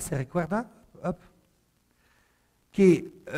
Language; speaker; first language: Spanish; non-native, fluent; French